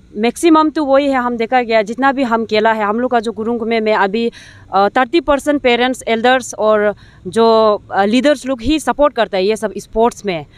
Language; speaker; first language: Hindi; non-native, local second language; Nyishi